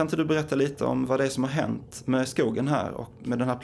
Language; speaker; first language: Swedish; native; Swedish